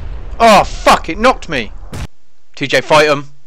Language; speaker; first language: English; native; English